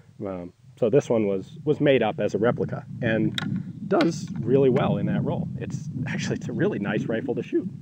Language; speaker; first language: English; native; English